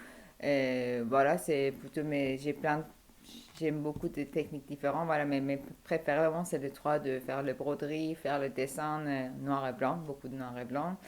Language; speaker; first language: French; non-native, fluent; Persian